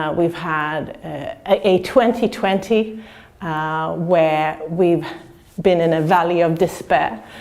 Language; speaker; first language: English; non-native, fluent; Swedish